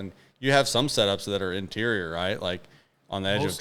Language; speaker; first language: English; native; English